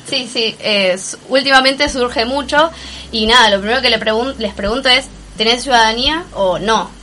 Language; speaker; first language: Spanish; native; Spanish